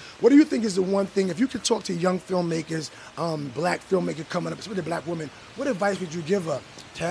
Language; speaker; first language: English; native; English